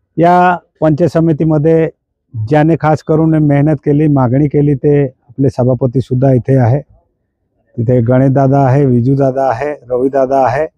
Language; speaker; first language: Marathi; non-native, local second language; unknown